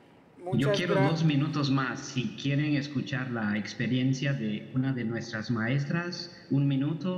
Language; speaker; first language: Spanish; non-native, local second language; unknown